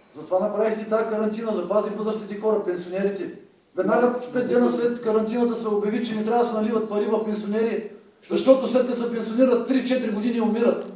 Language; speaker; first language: Bulgarian; native; Bulgarian